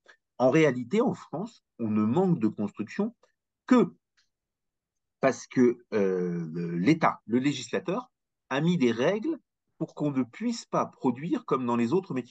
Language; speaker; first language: French; native; French